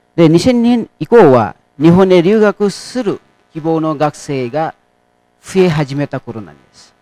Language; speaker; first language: Japanese; non-native, fluent; Nepali